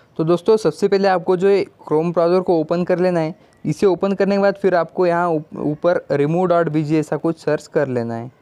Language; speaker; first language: Hindi; non-native, local second language; Marathi